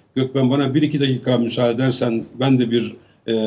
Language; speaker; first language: Turkish; native; Turkish